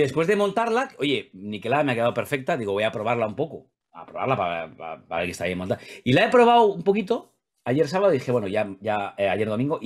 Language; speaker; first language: Spanish; native; Spanish